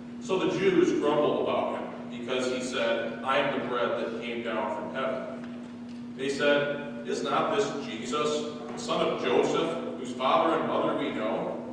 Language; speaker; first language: English; native; English